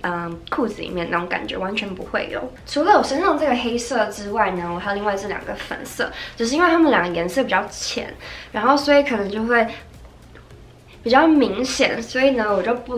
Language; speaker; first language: Chinese; native; Chinese